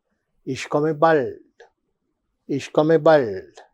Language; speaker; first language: German; non-native, fluent; Telugu